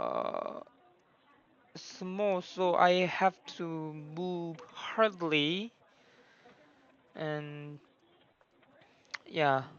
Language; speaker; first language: English; non-native, learner; Korean